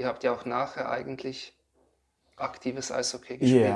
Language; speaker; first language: German; native; German